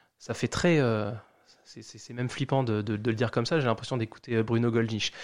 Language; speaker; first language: French; native; French